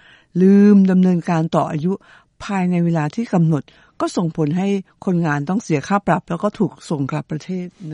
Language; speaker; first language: Thai; native; Thai